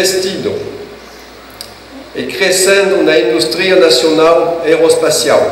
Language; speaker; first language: Portuguese; non-native, fluent; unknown